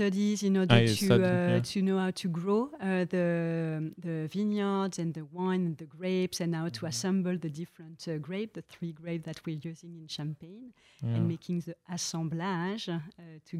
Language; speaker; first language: English; non-native, fluent; French